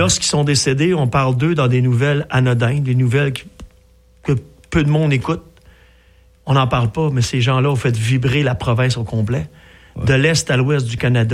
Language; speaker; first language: French; native; French